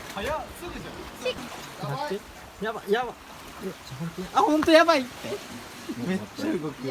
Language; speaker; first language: Japanese; native; Japanese